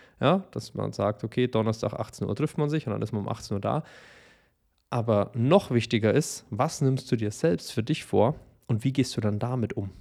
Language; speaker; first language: German; native; German